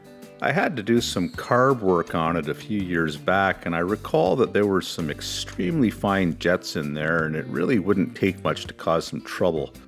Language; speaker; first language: English; native; English